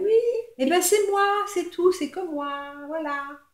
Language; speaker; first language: French; native; French